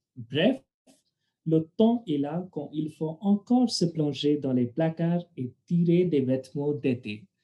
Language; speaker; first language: French; non-native, fluent; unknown